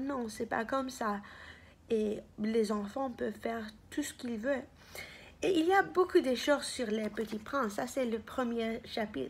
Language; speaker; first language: French; non-native, fluent; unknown